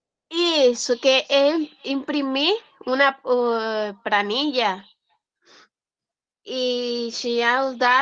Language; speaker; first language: Portuguese; non-native, learner; Spanish